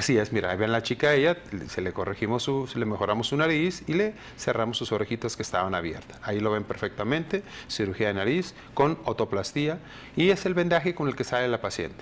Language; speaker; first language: Spanish; native; Spanish